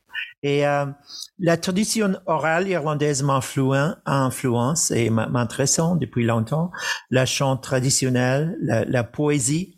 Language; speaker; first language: French; non-native, fluent; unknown